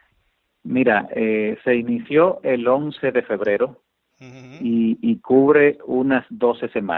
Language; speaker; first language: Spanish; native; Spanish